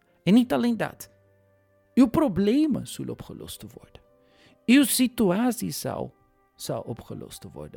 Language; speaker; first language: Dutch; non-native, fluent; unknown